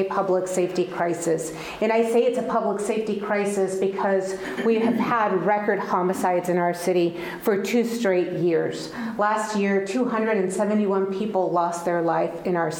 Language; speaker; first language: English; early bilingual, other home language; Spanish